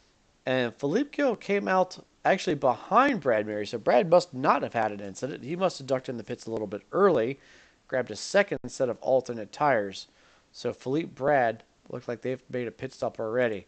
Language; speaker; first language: English; native; English